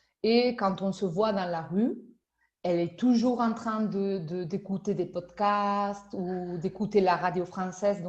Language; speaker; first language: French; non-native, fluent; Spanish